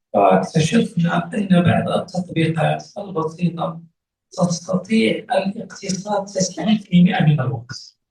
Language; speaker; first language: Arabic; native; Arabic